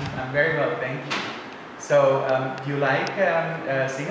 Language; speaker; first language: English; non-native, learner; Thai